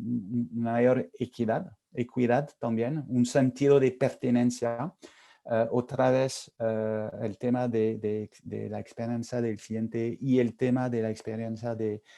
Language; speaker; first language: Spanish; non-native, fluent; French